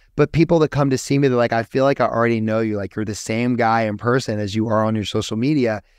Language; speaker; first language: English; native; English